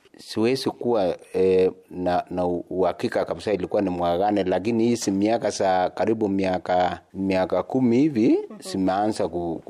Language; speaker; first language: Swahili; non-native, local second language; Kikuyu